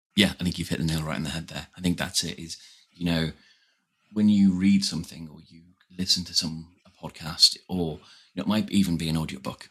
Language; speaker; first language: English; native; English